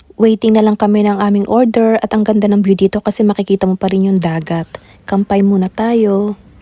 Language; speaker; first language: Filipino; native; Filipino